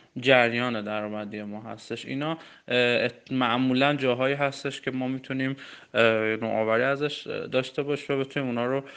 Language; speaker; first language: Persian; non-native, local second language; Armenian